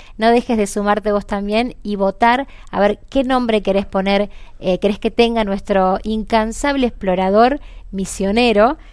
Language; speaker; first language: Spanish; native; Spanish